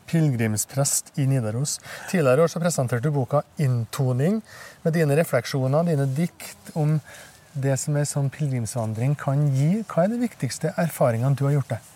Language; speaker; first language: Norwegian; native; Norwegian